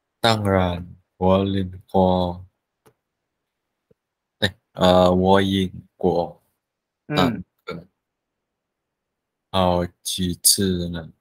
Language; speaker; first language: Chinese; non-native, learner; Vietnamese